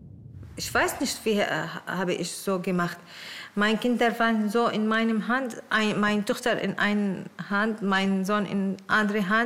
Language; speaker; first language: German; non-native, learner; Arabic